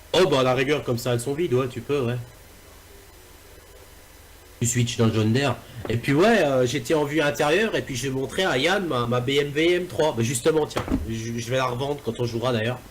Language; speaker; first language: French; native; French